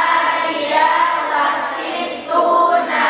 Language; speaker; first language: Arabic; non-native, learner; Indonesian